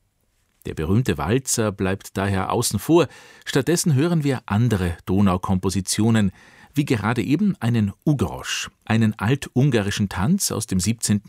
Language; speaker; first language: German; native; German